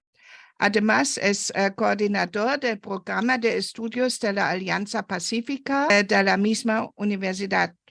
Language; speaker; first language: Spanish; non-native, fluent; German